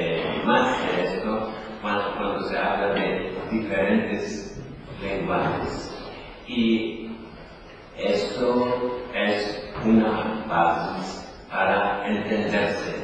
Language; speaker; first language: Spanish; non-native, learner; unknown